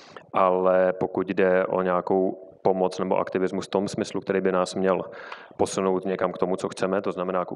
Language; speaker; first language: Czech; native; Czech